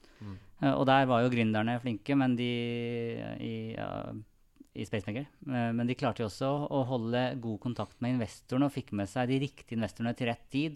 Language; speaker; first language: Norwegian; native; Norwegian